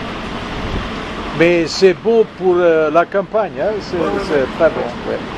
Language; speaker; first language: French; non-native, learner; Serbian